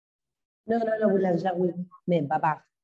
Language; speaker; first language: French; non-native, learner; Spanish